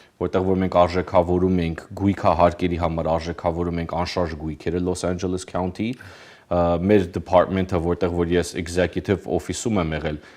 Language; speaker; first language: Armenian; early bilingual, heritage; Armenian